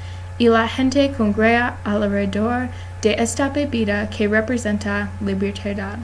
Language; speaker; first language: Spanish; non-native, learner; English